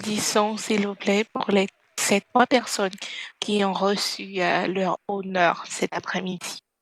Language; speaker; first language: French; non-native, fluent; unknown